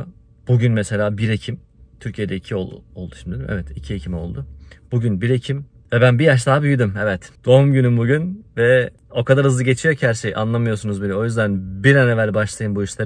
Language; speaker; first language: Turkish; native; Turkish